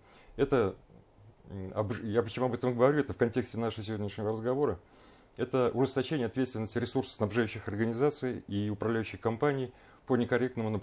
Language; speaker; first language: Russian; native; Russian